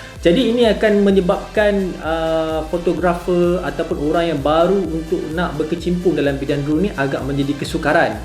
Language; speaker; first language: Malay; native; Malay